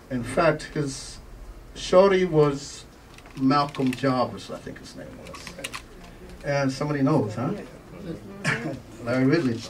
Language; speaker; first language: English; native; English